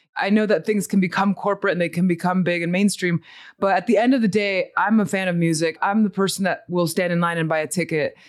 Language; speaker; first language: English; early bilingual, other home language; Spanish